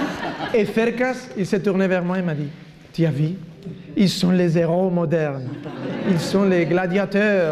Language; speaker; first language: French; non-native, fluent; Spanish